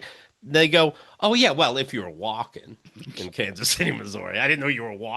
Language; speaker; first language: English; native; English